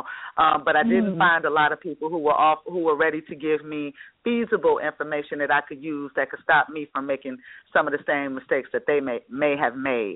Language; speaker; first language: English; native; English